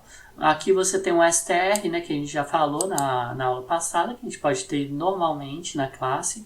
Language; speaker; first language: Portuguese; native; Portuguese